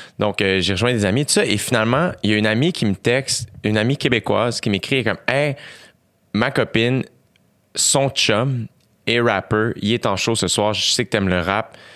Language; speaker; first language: French; native; French